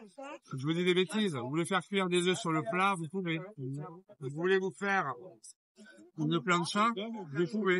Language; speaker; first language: French; native; French